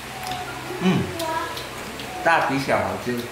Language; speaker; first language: Chinese; non-native, learner; Vietnamese